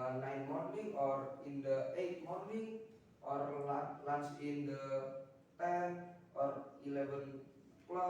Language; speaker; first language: English; non-native, learner; Indonesian